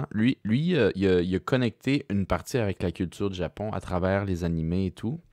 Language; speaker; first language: French; native; French